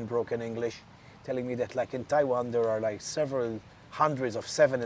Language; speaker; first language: English; non-native, local second language; Maltese